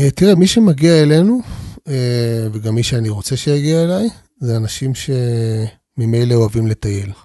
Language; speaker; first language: Hebrew; native; Hebrew